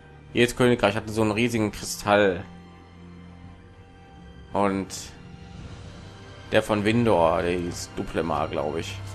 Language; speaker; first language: German; native; German